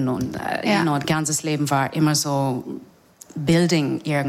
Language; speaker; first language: German; non-native, learner; English